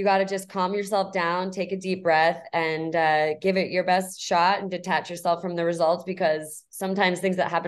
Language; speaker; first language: English; native; English